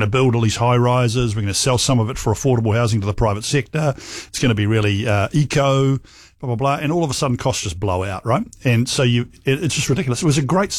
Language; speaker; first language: English; native; English